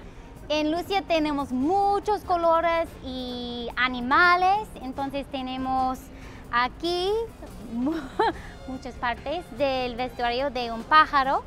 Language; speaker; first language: Spanish; non-native, fluent; English